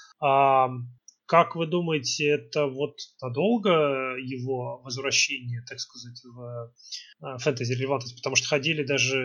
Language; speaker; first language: Russian; native; Russian